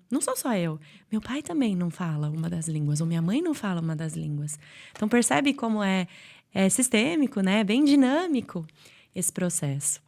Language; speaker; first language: Portuguese; native; Portuguese